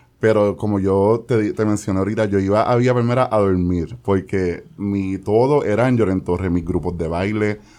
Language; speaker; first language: Spanish; native; Spanish